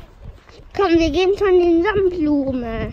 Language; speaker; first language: German; early bilingual, other home language; Indonesian